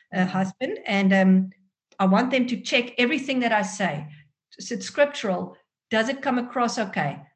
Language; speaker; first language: English; non-native, local second language; Afrikaans